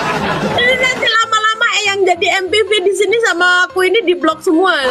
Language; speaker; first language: Indonesian; native; Indonesian